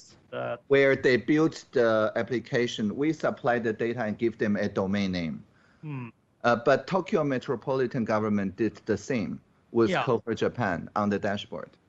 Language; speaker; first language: English; non-native, fluent; Chinese